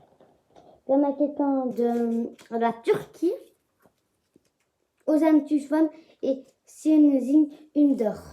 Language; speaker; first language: French; native; French